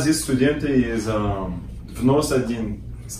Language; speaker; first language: Russian; non-native, learner; Portuguese